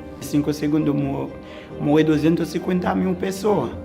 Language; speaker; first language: Portuguese; non-native, learner; Haitian Creole